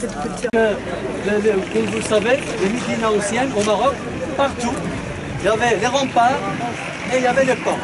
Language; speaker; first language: French; non-native, local second language; Arabic